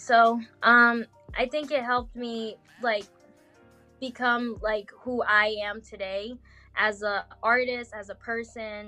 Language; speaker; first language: English; non-native, fluent; Portuguese